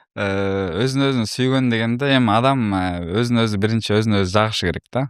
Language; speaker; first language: Kyrgyz; native; Kyrgyz